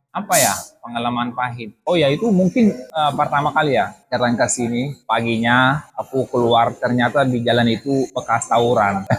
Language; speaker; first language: Indonesian; non-native, fluent; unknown